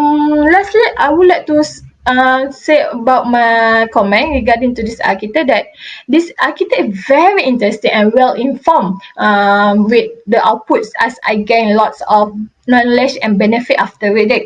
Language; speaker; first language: English; non-native, local second language; Malay